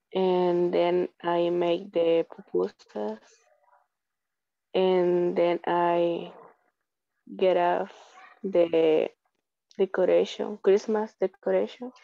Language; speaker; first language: English; non-native, learner; Spanish